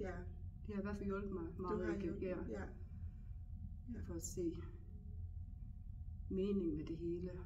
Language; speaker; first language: Danish; non-native, local second language; Faroese